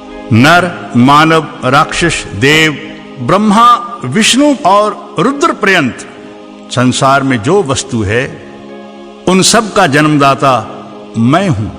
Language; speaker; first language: Hindi; native; Hindi